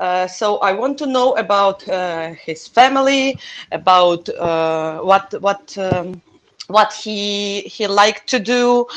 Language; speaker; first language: English; non-native, learner; Russian